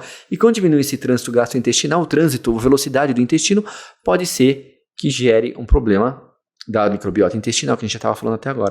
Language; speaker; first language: Portuguese; native; Portuguese